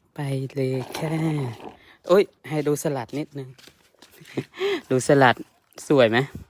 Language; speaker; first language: Thai; native; Thai